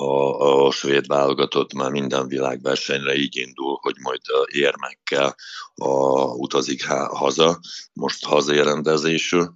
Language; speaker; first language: Hungarian; non-native, fluent; Russian